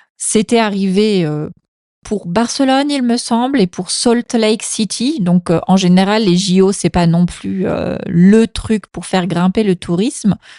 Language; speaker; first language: French; native; French